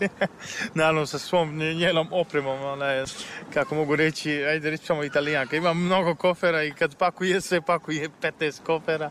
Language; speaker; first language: Serbian; native; Serbian